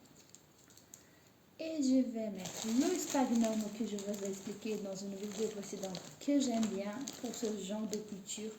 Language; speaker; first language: French; native; French